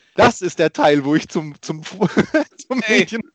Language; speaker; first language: German; early bilingual, other home language; Polish